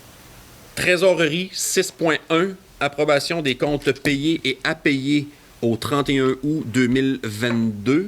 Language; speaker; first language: French; native; French